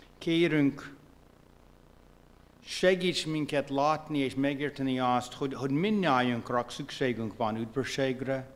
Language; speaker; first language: Hungarian; non-native, fluent; English